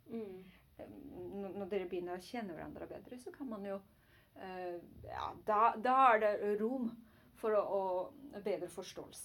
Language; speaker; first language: Norwegian; non-native, learner; Chinese